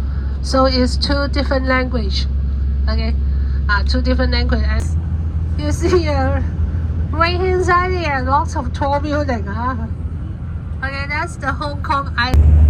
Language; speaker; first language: English; non-native, fluent; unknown